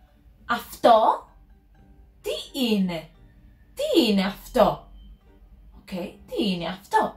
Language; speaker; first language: Greek; non-native, learner; English